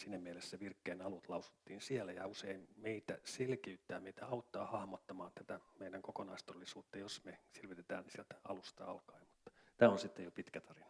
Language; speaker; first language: Finnish; native; Finnish